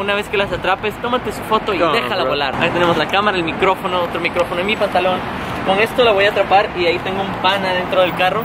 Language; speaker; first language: Spanish; non-native, fluent; English